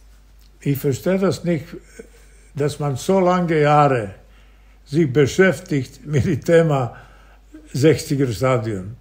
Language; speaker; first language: German; non-native, fluent; Serbian